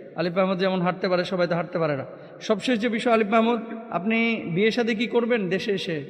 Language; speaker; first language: Bangla; native; Bangla